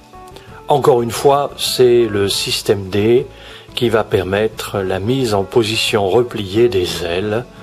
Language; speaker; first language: French; native; French